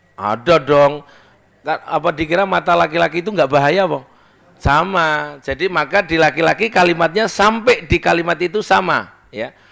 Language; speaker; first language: Indonesian; native; Indonesian